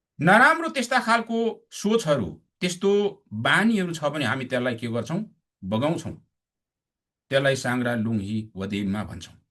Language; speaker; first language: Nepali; non-native, local second language; Limbu